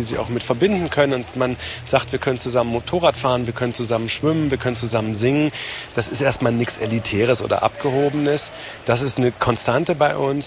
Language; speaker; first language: German; native; German